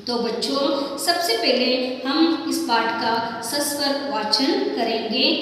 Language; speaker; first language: Hindi; non-native, local second language; Kannada